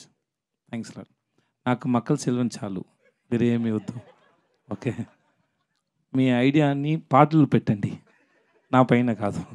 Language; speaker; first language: Telugu; non-native, learner; Tamil